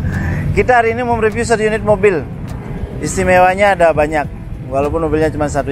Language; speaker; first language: Indonesian; native; Indonesian